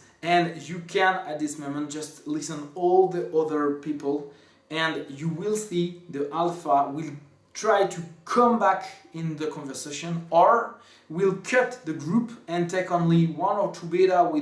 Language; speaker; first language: English; non-native, fluent; French